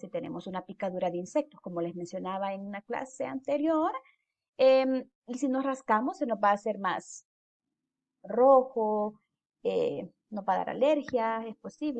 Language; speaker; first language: Spanish; native; Spanish